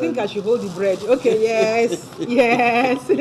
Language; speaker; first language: English; non-native, local second language; Yoruba